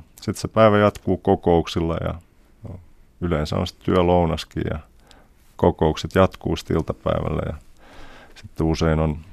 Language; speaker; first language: Finnish; native; Finnish